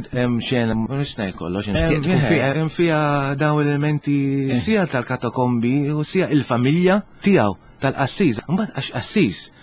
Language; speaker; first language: Maltese; early bilingual, heritage; Italian